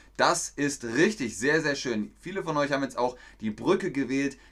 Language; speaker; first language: German; native; German